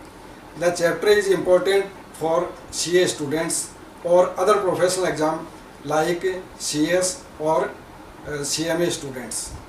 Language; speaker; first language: English; non-native, local second language; Hindi